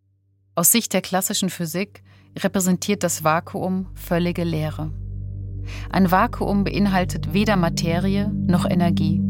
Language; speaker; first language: German; native; German